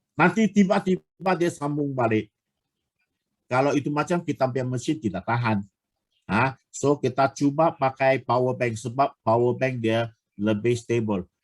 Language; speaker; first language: Malay; non-native, local second language; Chinese